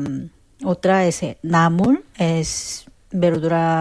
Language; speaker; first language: Spanish; non-native, fluent; Korean